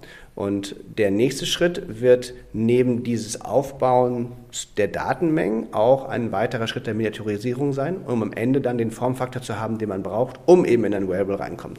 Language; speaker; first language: German; native; German